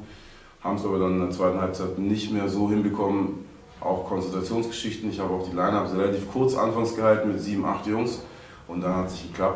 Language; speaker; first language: German; native; German